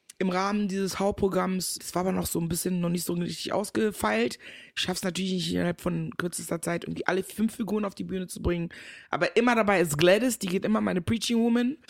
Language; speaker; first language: German; early bilingual, other home language; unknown